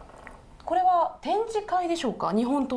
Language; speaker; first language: Japanese; native; Japanese